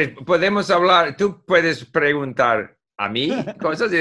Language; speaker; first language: Spanish; non-native, fluent; English